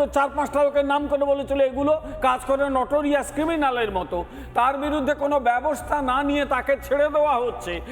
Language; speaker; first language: Bangla; native; Bangla